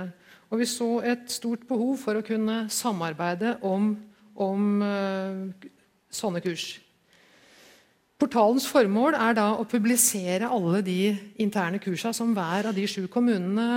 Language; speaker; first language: Norwegian; native; Norwegian